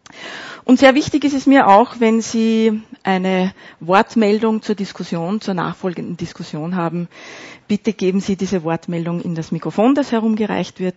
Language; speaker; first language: German; native; German